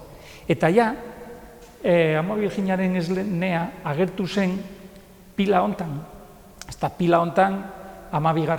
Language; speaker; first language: Basque; non-native, local second language; Spanish